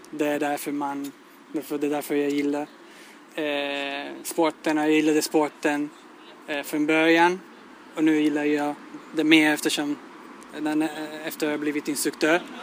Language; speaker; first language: Swedish; non-native, fluent; Italian